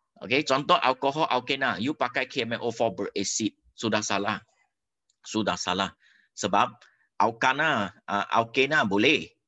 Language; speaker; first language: Malay; non-native, local second language; Chinese